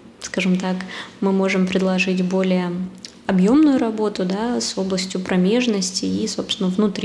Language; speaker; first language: Russian; native; Russian